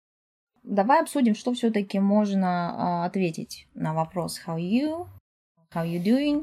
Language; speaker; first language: Russian; native; Russian